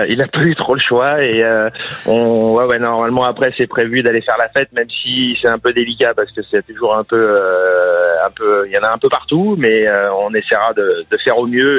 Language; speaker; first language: French; native; French